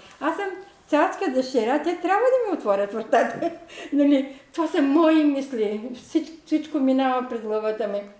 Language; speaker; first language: Bulgarian; non-native, local second language; Turkish